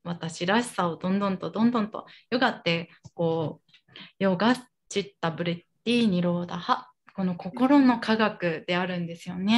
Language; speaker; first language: Japanese; native; Japanese